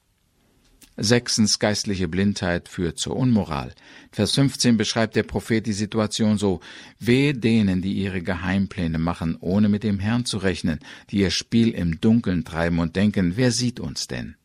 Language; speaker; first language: German; native; German